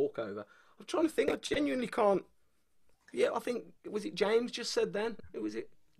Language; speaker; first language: English; native; English